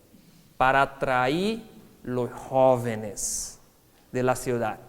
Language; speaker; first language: Spanish; non-native, fluent; Portuguese